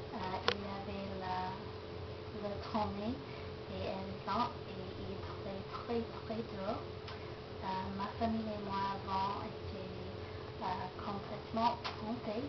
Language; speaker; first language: French; non-native, learner; English